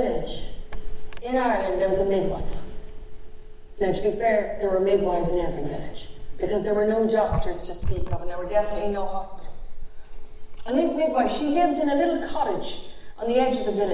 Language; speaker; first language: English; native; English